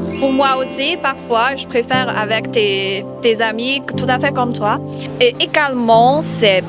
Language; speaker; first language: French; non-native, fluent; Chinese